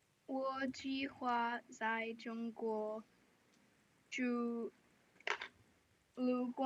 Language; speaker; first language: Chinese; non-native, learner; English